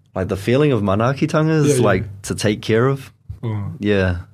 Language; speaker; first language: English; native; English